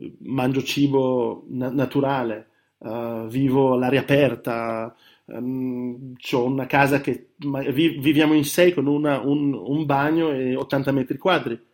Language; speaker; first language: Italian; early bilingual, heritage; Italian